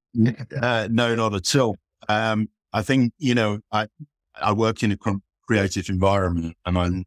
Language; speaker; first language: English; native; English